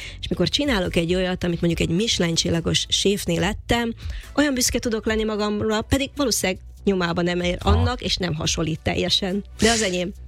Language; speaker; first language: Hungarian; native; Hungarian